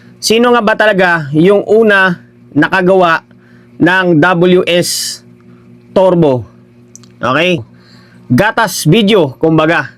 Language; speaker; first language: Filipino; non-native, local second language; Hiligaynon